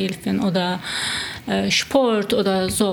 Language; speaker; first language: German; non-native, learner; Turkish